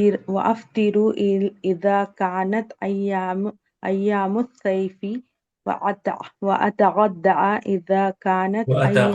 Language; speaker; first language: Arabic; non-native, learner; Urdu